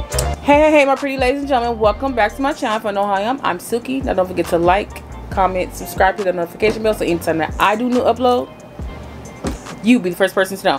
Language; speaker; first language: English; native; English